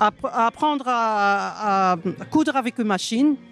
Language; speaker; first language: French; non-native, fluent; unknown